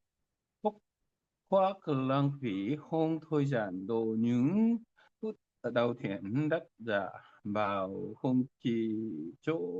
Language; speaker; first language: Vietnamese; non-native, learner; Korean